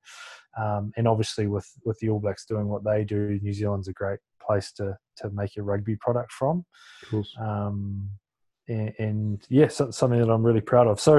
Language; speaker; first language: English; native; English